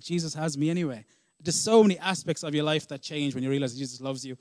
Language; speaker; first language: English; native; English